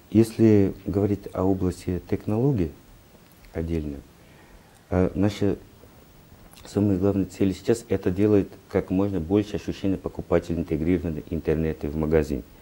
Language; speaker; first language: Russian; non-native, fluent; Portuguese